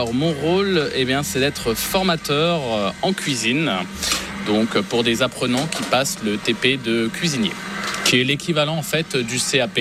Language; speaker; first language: French; native; French